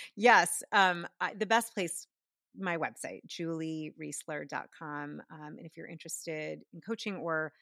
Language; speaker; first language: English; native; English